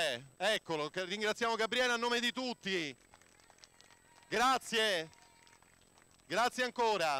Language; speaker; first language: Italian; native; Italian